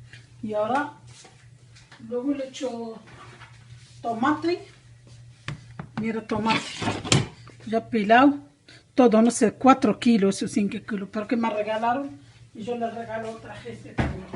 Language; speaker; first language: Spanish; non-native, learner; Arabic